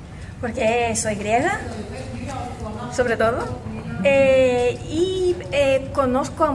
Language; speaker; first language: Spanish; non-native, fluent; Greek